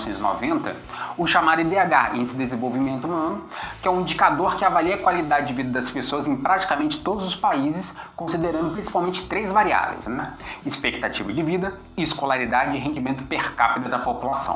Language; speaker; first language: Portuguese; native; Portuguese